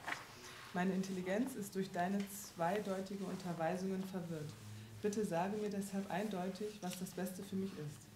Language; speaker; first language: German; native; German